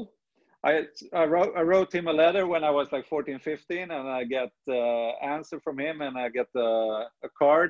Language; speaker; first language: English; non-native, fluent; Swedish